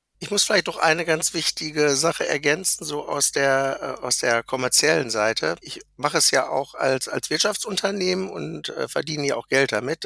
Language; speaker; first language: German; native; German